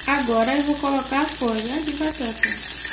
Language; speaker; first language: Portuguese; non-native, fluent; Haitian Creole